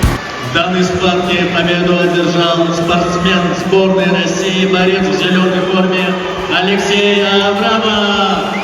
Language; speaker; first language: Russian; native; Russian